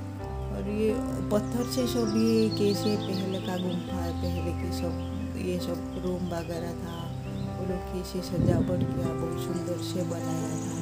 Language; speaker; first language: Hindi; non-native, local second language; Odia